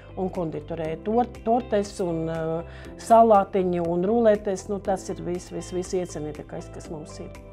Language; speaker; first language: Latvian; non-native, local second language; Russian